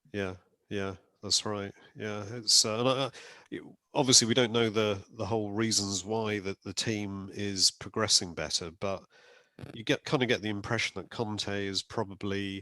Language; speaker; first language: English; native; English